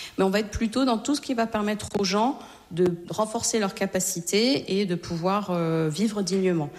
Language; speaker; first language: French; native; French